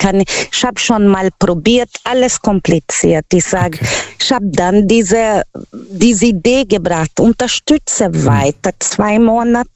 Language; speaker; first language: German; non-native, learner; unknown